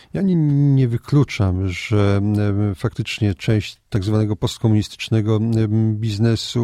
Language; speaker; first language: Polish; native; Polish